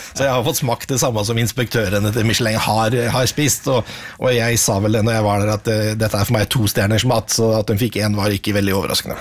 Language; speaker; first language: Norwegian; native; Norwegian